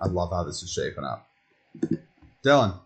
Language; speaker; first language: English; native; English